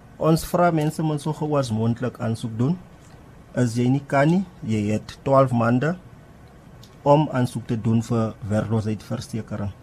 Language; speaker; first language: Afrikaans; non-native, local second language; Tswana